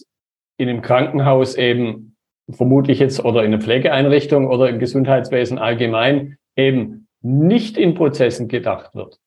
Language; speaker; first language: German; native; German